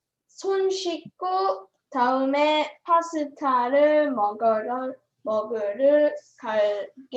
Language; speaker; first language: Korean; non-native, learner; English